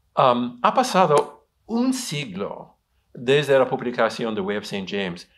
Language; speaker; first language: Spanish; non-native, fluent; English